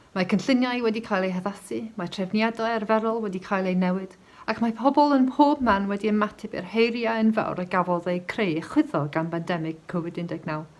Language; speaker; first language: Welsh; non-native, local second language; English